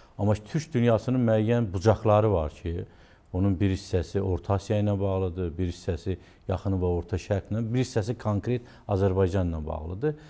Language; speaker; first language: Azerbaijani; native; Azerbaijani